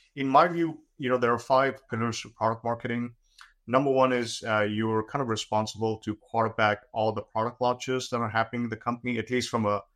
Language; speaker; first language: English; non-native, local second language; Gujarati